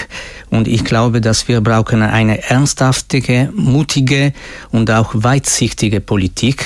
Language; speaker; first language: German; non-native, fluent; Italian